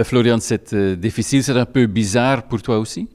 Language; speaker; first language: French; non-native, local second language; Dutch